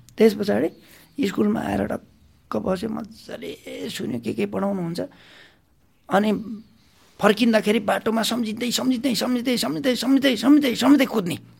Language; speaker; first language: Nepali; non-native, local second language; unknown